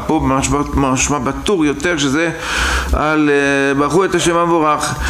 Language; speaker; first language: Hebrew; native; Hebrew